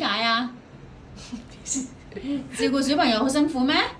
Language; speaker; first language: Cantonese; native; Cantonese